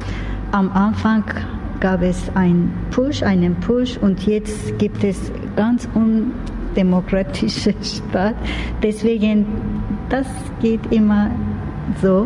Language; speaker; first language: German; non-native, learner; Turkish